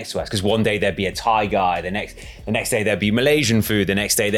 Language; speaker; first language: English; native; English